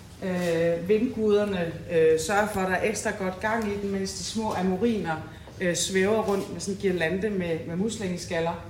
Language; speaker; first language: Danish; native; Danish